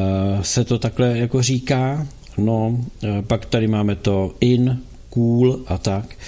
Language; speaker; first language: Czech; native; Czech